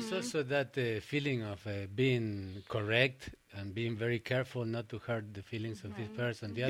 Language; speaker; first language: English; non-native, fluent; Spanish